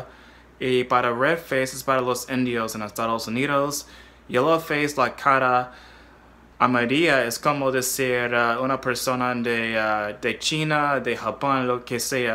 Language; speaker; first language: Spanish; non-native, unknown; English